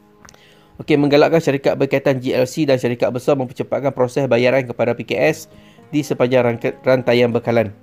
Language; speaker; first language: Malay; native; Malay